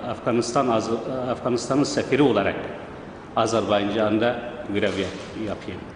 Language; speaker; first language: Turkish; non-native, learner; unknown